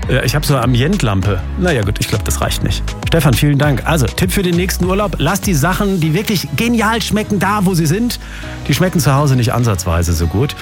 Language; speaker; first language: German; native; German